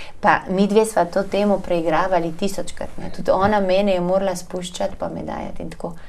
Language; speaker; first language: Slovenian; native; Slovenian